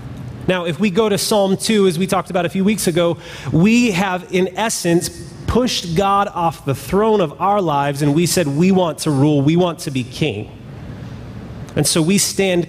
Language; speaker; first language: English; native; English